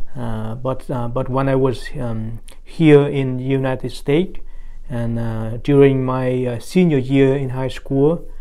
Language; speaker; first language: English; non-native, fluent; Vietnamese